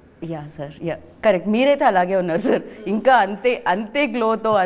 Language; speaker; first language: Telugu; native; Telugu